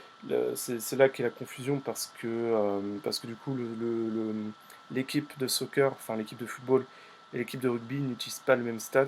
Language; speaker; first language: French; native; French